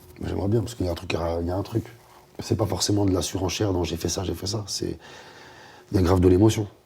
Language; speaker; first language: French; native; French